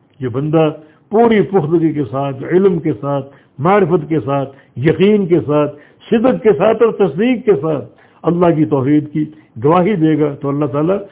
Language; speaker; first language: Urdu; native; Urdu